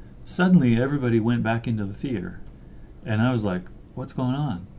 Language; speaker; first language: English; native; English